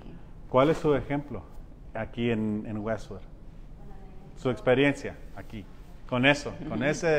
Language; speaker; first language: Spanish; early bilingual, heritage; Spanish